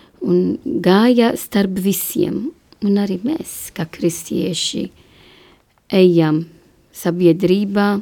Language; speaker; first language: Latvian; non-native, learner; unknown